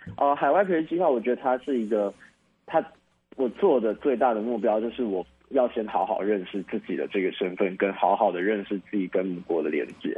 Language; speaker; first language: Chinese; native; Chinese